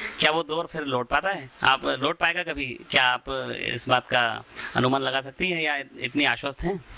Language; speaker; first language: Hindi; non-native, local second language; Sindhi